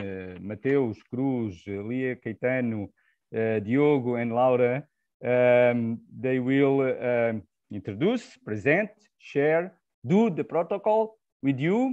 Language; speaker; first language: English; non-native, fluent; Portuguese